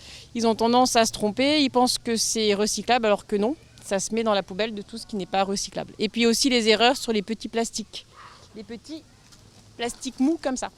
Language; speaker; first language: French; native; French